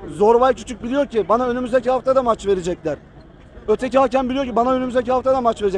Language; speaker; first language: Turkish; native; Turkish